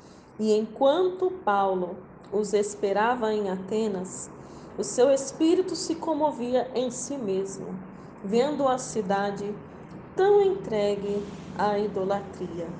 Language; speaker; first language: Portuguese; native; Portuguese